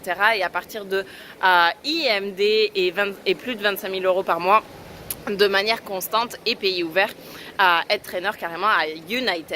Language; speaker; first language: French; native; French